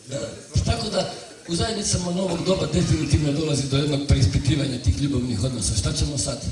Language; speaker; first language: Croatian; native; Croatian